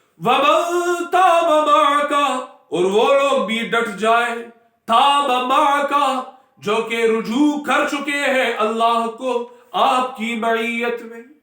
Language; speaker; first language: Urdu; non-native, local second language; Pashto